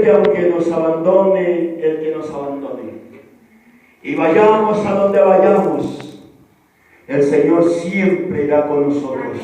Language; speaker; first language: Spanish; native; Spanish